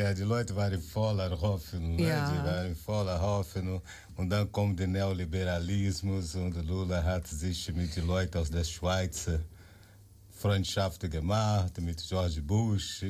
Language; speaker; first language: German; non-native, learner; Portuguese